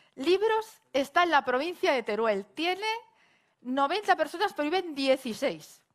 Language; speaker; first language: Spanish; native; Spanish